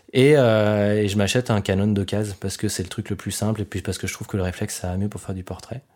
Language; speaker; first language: French; native; French